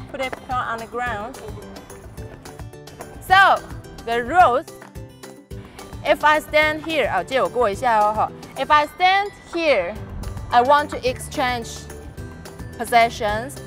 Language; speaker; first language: English; non-native, fluent; Chinese